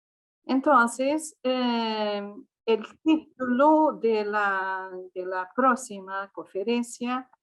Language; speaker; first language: Spanish; non-native, fluent; Italian